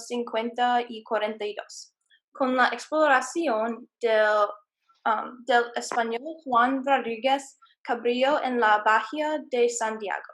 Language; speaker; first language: Spanish; non-native, learner; English